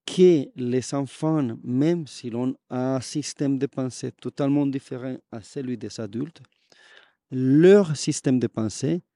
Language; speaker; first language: French; non-native, fluent; Spanish